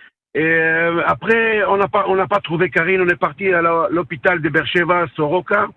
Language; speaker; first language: French; non-native, learner; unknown